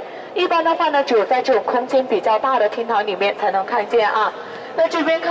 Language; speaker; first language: Chinese; native; Chinese